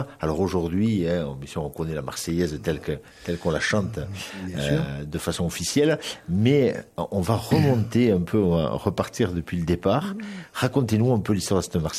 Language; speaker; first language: French; native; French